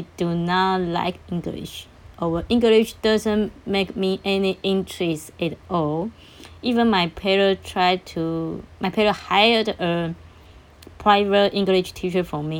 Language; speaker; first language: English; non-native, learner; Chinese